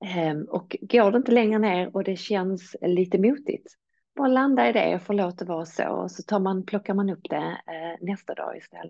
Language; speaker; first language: Swedish; native; Swedish